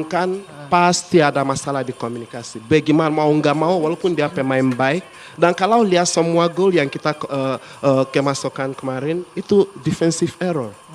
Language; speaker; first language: Indonesian; non-native, fluent; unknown